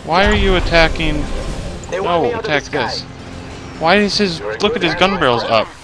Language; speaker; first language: English; native; English